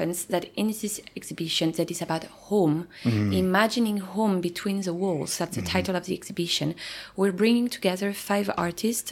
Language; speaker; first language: English; non-native, fluent; French